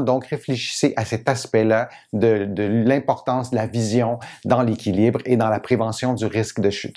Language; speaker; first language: French; native; French